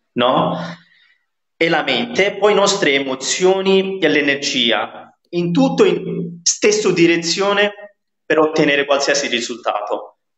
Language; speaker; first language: Italian; non-native, fluent; Nepali